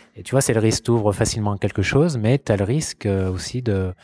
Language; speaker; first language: French; native; French